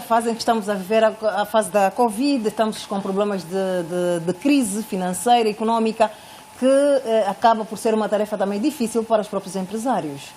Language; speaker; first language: Portuguese; native; Portuguese